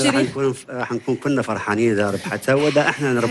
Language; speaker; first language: Arabic; native; Arabic